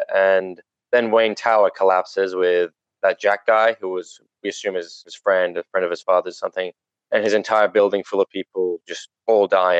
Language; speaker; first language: English; native; English